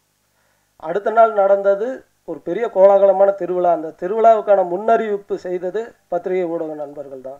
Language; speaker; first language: Tamil; native; Tamil